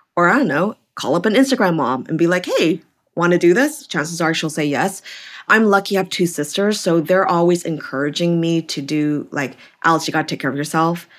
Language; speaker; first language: English; native; English